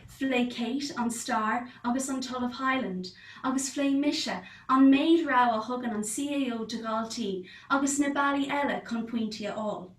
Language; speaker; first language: Irish; non-native, local second language; English